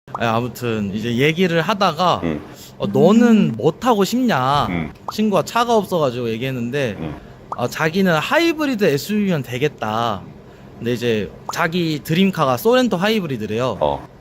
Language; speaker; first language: Korean; native; Korean